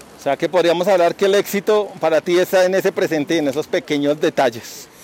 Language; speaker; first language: Spanish; native; Spanish